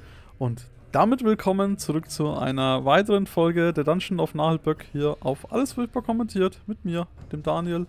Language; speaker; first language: German; native; German